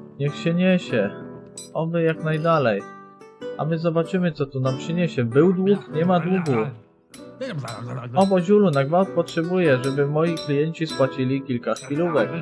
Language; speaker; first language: Polish; native; Polish